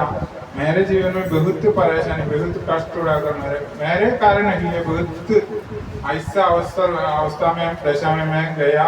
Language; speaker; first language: Hindi; non-native, local second language; Malayalam